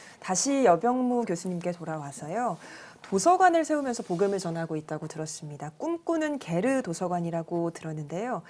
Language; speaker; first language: Korean; native; Korean